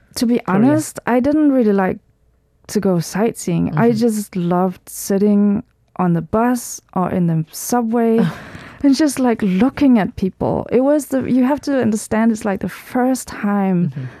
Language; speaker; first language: English; early bilingual, heritage; Danish